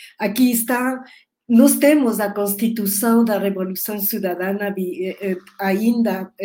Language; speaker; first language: Portuguese; non-native, learner; Spanish